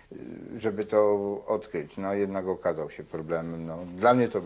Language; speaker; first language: Polish; native; Polish